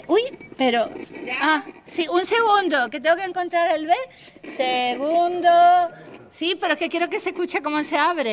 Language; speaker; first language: Spanish; native; Spanish